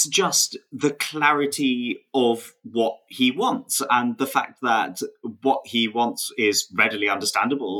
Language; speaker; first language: English; native; English